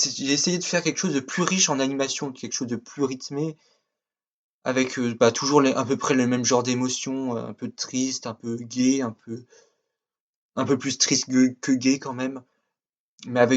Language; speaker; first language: French; native; French